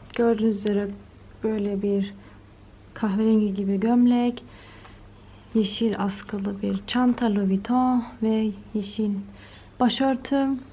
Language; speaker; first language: Turkish; early bilingual, heritage; Turkish